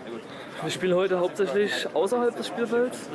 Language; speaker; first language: German; native; German